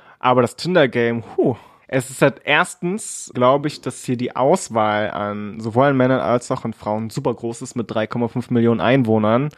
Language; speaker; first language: German; early bilingual, other home language; Vietnamese